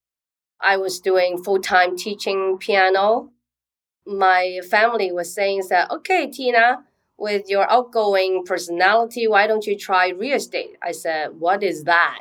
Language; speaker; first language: English; non-native, local second language; Cantonese